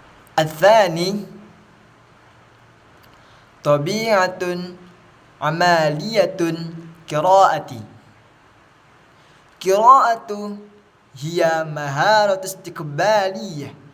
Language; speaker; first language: Arabic; non-native, learner; Indonesian